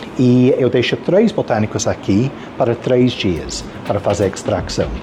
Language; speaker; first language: Portuguese; non-native, fluent; English